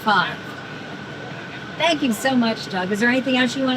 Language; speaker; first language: English; native; English